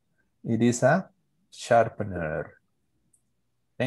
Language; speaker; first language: English; non-native, learner; Spanish